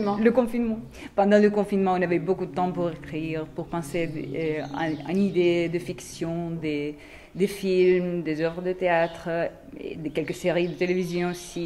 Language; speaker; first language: French; non-native, fluent; Spanish